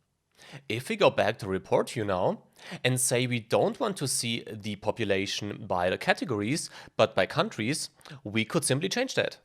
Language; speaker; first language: English; non-native, fluent; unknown